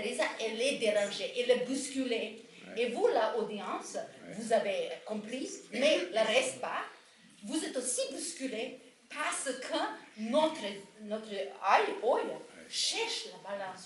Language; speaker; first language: French; non-native, fluent; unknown